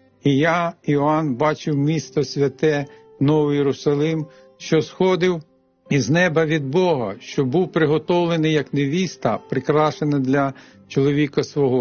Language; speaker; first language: Ukrainian; native; Ukrainian